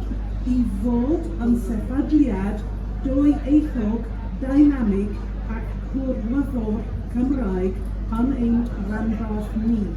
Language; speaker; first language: Welsh; non-native, learner; English